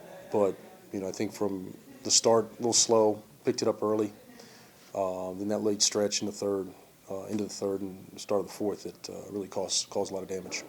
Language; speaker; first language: English; native; English